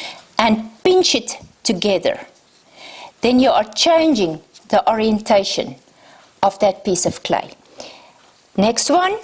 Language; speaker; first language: English; non-native, local second language; Afrikaans